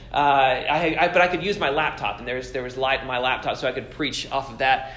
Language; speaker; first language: English; native; English